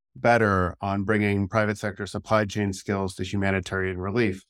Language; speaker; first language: English; native; English